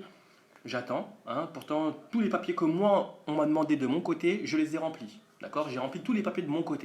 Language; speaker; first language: French; native; French